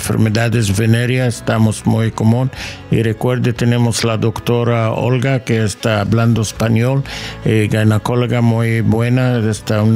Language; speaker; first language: Spanish; non-native, learner; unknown